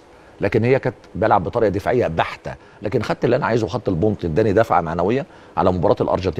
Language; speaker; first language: Arabic; native; Arabic